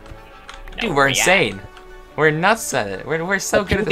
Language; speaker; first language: English; native; English